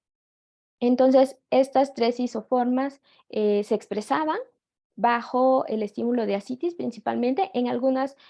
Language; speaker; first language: Spanish; native; Spanish